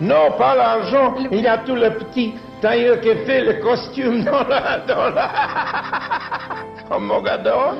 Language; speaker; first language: French; non-native, fluent; English